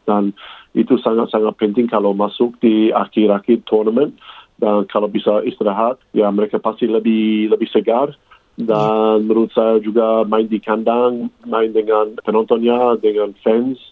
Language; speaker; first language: Indonesian; non-native, fluent; English